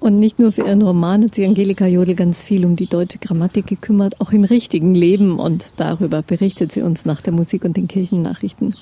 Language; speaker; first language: German; native; German